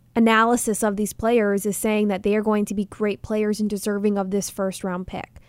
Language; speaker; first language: English; native; English